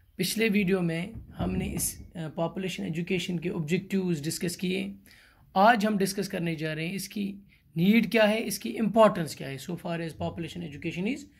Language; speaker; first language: Hindi; non-native, local second language; Kashmiri